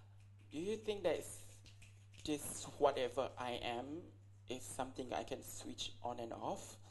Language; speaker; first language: English; non-native, local second language; Malay